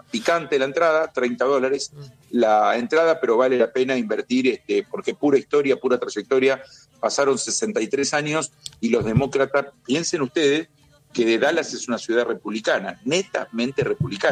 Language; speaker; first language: Spanish; native; Spanish